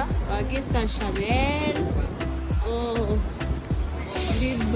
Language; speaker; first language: Spanish; non-native, fluent; Filipino